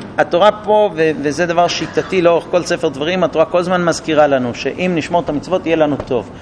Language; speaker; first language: Hebrew; non-native, fluent; English